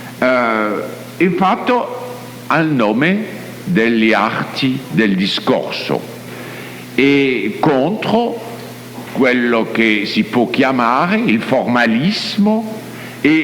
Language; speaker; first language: Italian; non-native, fluent; French